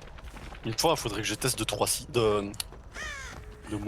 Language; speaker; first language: French; native; French